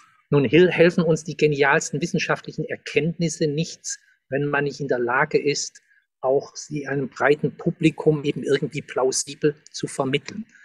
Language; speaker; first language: German; native; German